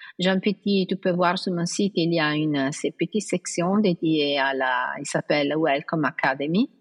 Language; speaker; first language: French; non-native, fluent; Italian